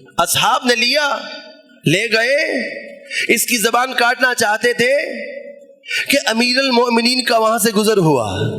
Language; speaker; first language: Urdu; non-native, local second language; Punjabi